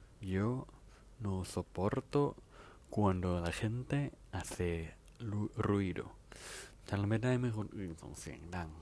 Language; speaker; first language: Spanish; non-native, fluent; Thai